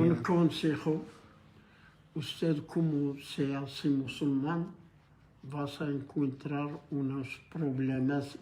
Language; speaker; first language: Portuguese; non-native, learner; Arabic